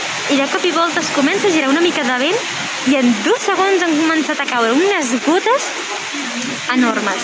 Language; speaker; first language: Catalan; native; Catalan